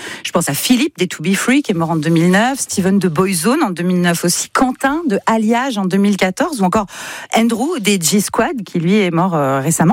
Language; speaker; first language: French; native; French